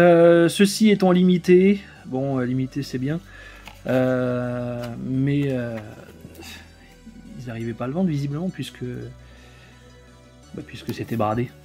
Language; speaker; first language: French; native; French